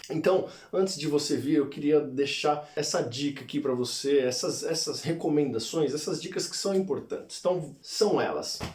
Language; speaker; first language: Portuguese; native; Portuguese